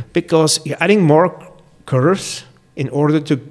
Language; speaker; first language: English; non-native, fluent; Bulgarian